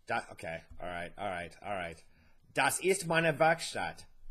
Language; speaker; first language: German; non-native, learner; English